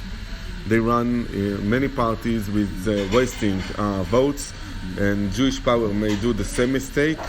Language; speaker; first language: English; non-native, fluent; Hebrew